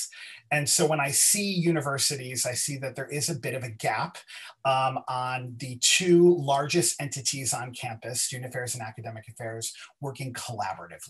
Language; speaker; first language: English; native; English